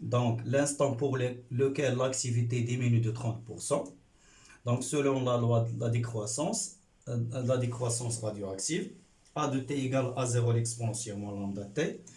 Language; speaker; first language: French; non-native, local second language; Arabic